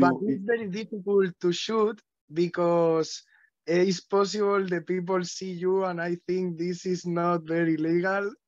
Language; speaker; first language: English; non-native, learner; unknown